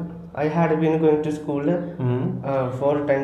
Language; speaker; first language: English; non-native, learner; Hindi